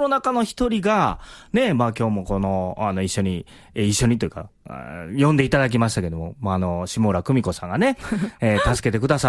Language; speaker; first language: Japanese; native; Japanese